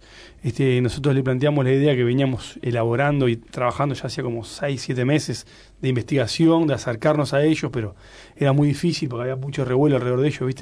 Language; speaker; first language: Spanish; native; Spanish